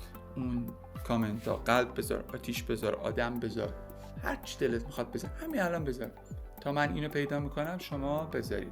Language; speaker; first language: Persian; native; Persian